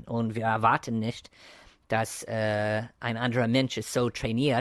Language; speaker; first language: German; non-native, fluent; English